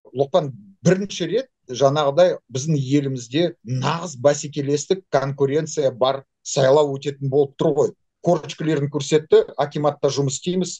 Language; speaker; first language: Kazakh; non-native, local second language; Russian